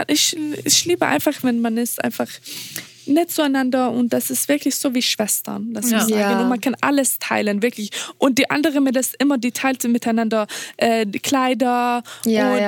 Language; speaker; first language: German; non-native, fluent; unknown